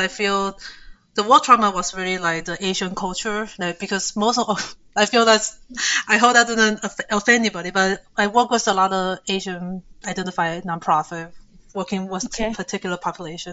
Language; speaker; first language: English; early bilingual, other home language; Chinese